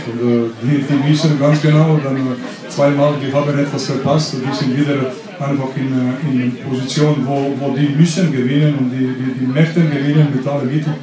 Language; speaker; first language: German; non-native, fluent; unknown